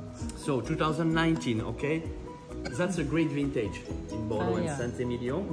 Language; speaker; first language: English; non-native, fluent; French